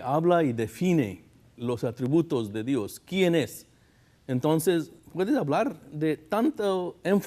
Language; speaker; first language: Spanish; non-native, fluent; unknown